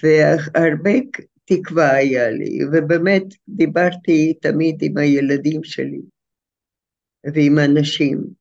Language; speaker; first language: Hebrew; non-native, fluent; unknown